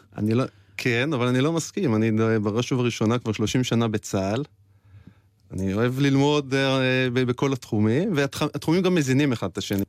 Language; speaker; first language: Hebrew; native; Hebrew